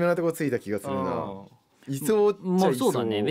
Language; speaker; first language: Japanese; native; Japanese